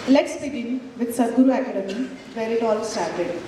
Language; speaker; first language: English; non-native, local second language; Marathi